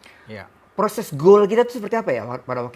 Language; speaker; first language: Indonesian; native; Indonesian